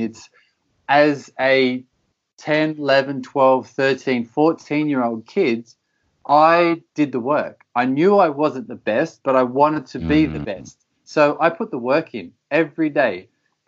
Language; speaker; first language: English; native; English